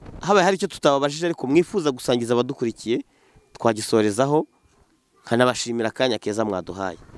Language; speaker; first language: Kinyarwanda; native; Kinyarwanda